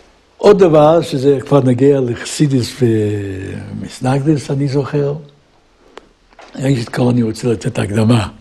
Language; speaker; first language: Hebrew; non-native, fluent; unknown